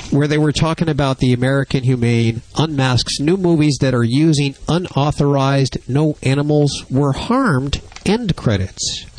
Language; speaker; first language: English; native; English